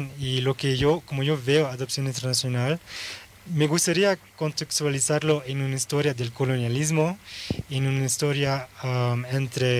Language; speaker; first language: Spanish; early bilingual, heritage; Dutch